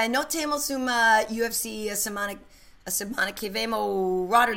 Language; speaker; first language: Portuguese; non-native, learner; English